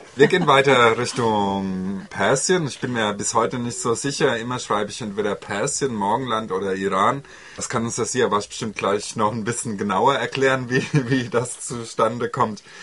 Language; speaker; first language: German; native; German